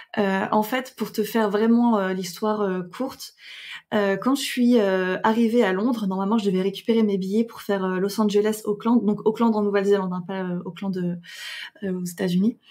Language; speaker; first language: French; native; French